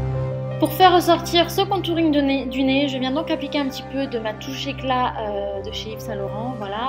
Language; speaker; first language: French; native; French